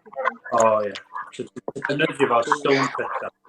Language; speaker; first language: Welsh; native; Welsh